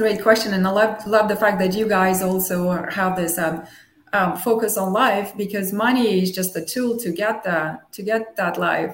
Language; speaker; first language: English; non-native, fluent; Armenian